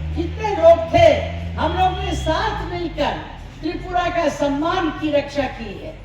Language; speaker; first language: Hindi; non-native, local second language; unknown